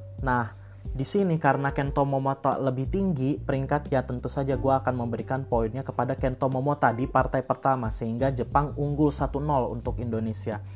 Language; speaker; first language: Indonesian; native; Indonesian